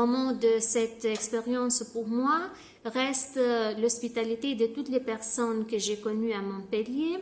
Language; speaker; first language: French; non-native, fluent; Albanian